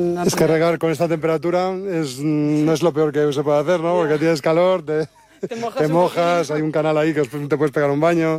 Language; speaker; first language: Spanish; native; Spanish